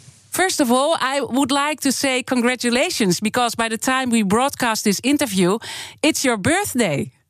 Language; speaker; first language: English; non-native, fluent; Dutch